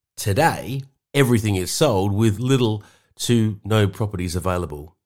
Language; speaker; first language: English; native; English